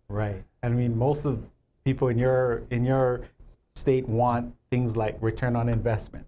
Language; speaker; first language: English; native; English